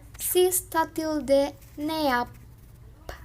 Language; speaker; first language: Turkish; non-native, fluent; Indonesian